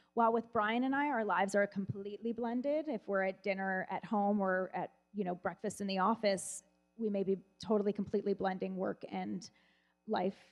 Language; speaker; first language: English; native; English